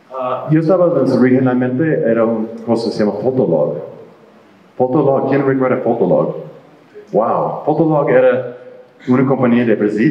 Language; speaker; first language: Spanish; non-native, fluent; English